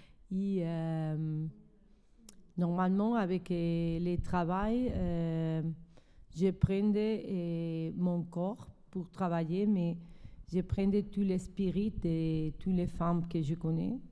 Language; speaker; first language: French; non-native, learner; Spanish